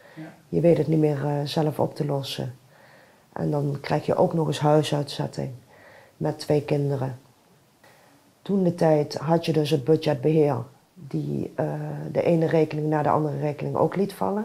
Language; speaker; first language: Dutch; native; Dutch